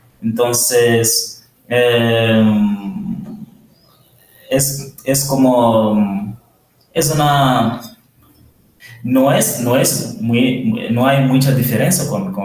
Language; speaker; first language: Spanish; non-native, learner; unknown